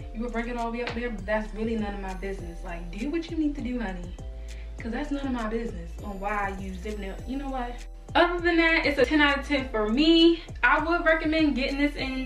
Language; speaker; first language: English; native; English